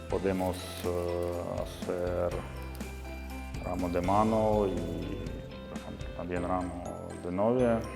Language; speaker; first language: Spanish; non-native, learner; Russian